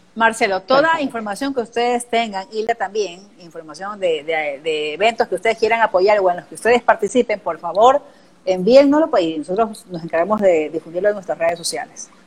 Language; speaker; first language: Spanish; native; Spanish